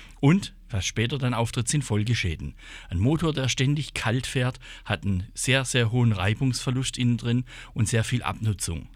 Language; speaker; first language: German; native; German